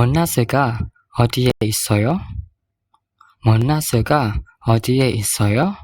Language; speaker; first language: Korean; non-native, fluent; Indonesian